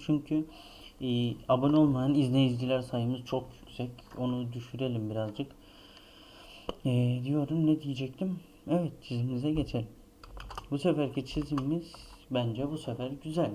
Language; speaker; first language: Turkish; native; Turkish